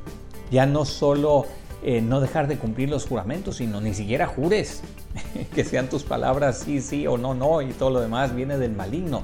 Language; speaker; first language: Spanish; native; Spanish